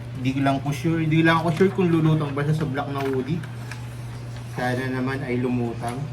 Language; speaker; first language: Filipino; native; Filipino